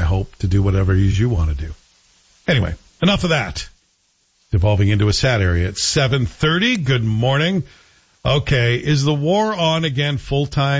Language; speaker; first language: English; native; English